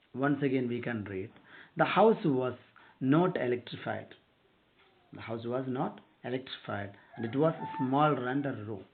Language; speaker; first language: English; non-native, local second language; Malayalam